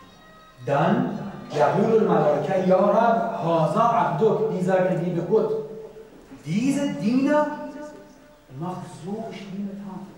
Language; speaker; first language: German; non-native, fluent; Persian